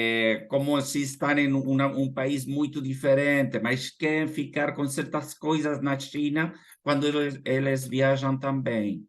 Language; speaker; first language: Portuguese; non-native, fluent; Spanish